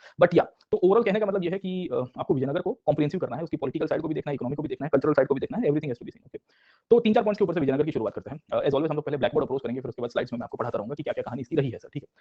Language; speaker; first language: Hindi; non-native, local second language; Gujarati